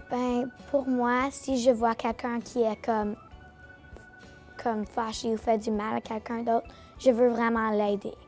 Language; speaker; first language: French; non-native, local second language; English